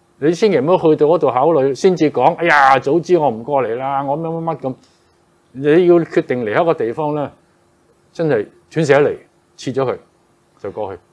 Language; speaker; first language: Chinese; non-native, local second language; Cantonese